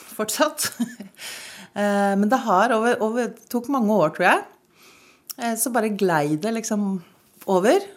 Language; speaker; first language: Norwegian; native; Norwegian